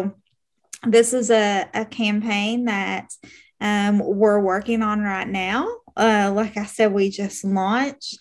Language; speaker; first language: English; native; English